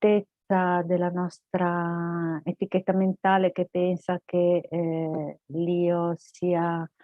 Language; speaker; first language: Italian; native; Italian